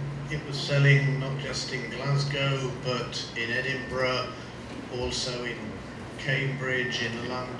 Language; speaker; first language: English; native; English